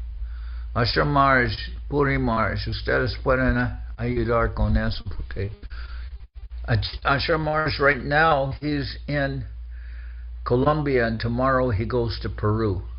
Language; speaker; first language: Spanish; non-native, fluent; English